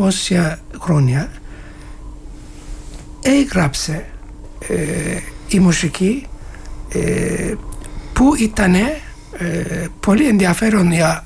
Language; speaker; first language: Greek; non-native, learner; Turkish